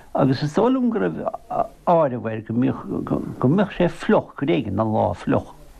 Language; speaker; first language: Irish; native; Irish